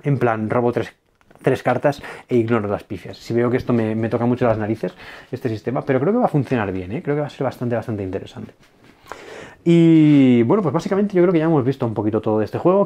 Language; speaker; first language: Spanish; native; Spanish